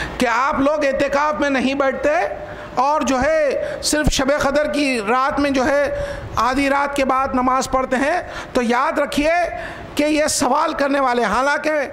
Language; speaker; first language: Urdu; native; Urdu